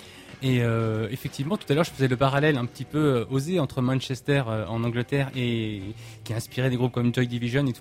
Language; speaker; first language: French; native; French